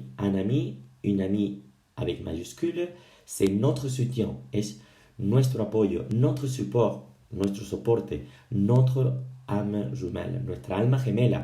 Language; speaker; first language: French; non-native, fluent; Spanish